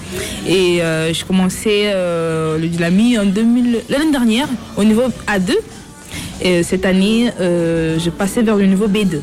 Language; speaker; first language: French; non-native, fluent; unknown